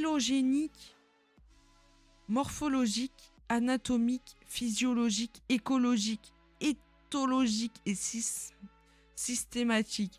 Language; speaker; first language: French; native; French